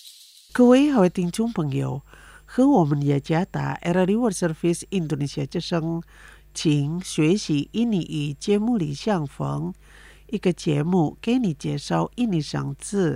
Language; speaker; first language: Chinese; early bilingual, heritage; Chinese